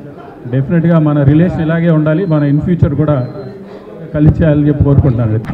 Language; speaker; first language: Telugu; native; Telugu